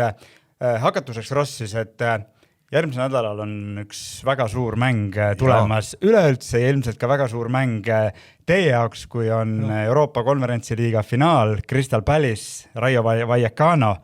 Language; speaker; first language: Estonian; native; Estonian